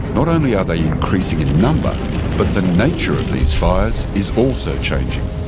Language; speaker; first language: English; native; English